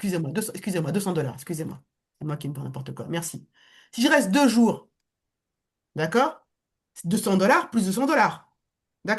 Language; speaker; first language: French; native; French